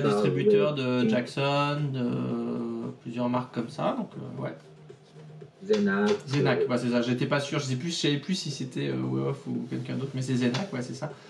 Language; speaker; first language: French; native; French